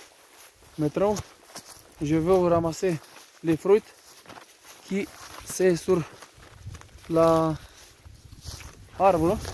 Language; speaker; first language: French; non-native, learner; Romanian